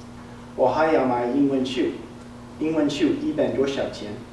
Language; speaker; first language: Chinese; non-native, learner; English